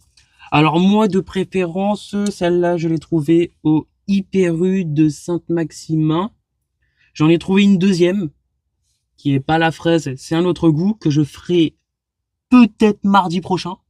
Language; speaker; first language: French; native; French